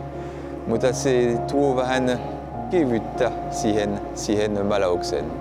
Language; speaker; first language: Finnish; non-native, fluent; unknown